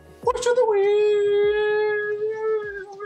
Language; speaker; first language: English; native; English